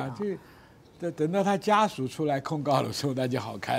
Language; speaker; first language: Chinese; native; Chinese